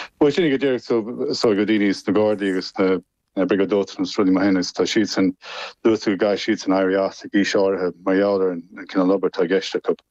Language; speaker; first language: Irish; non-native, local second language; English